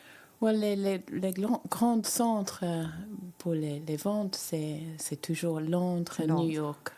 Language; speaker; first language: French; native; French